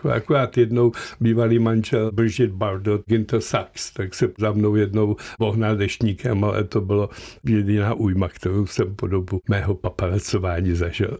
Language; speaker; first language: Czech; early bilingual, other home language; Slovenian